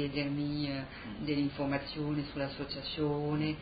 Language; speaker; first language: Italian; early bilingual, heritage; Italian